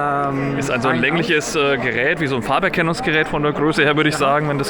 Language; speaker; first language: German; native; German